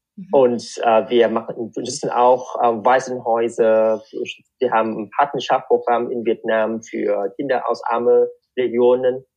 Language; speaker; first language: German; non-native, fluent; Vietnamese